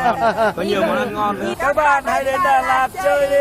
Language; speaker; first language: Vietnamese; non-native, learner; Korean